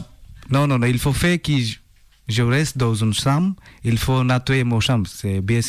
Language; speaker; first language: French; non-native, learner; Bangla